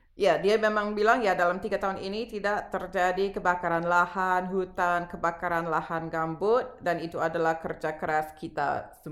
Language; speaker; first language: Indonesian; non-native, fluent; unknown